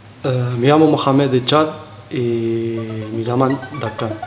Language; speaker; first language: Spanish; non-native, learner; Arabic